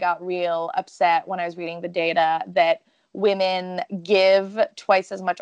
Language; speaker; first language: English; non-native, fluent; French